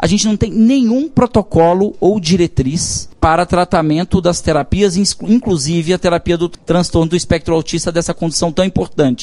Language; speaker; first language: Portuguese; native; Portuguese